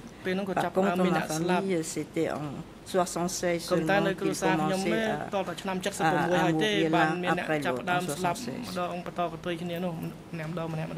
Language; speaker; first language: French; non-native, local second language; Khmer